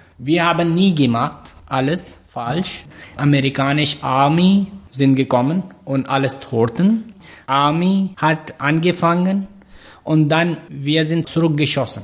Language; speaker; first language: German; non-native, learner; Pashto